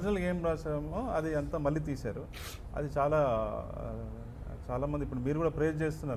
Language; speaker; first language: Telugu; native; Telugu